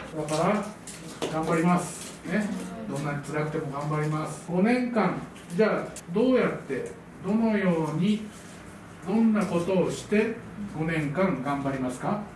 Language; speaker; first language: Japanese; native; Japanese